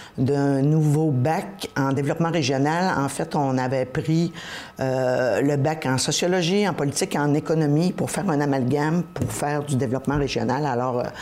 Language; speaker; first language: French; native; French